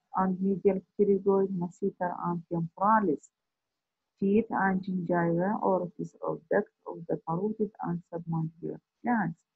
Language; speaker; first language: English; non-native, fluent; Arabic